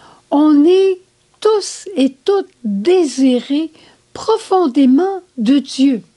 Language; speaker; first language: French; native; French